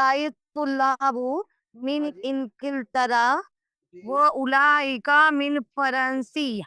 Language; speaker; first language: Arabic; non-native, learner; Urdu